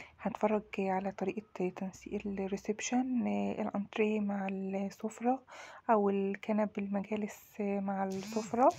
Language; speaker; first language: Arabic; native; Arabic